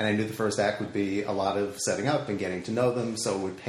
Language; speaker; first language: English; native; English